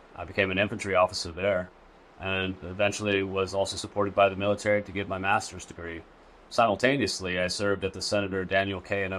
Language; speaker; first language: English; native; English